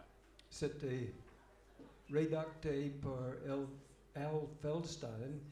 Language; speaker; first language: French; non-native, fluent; English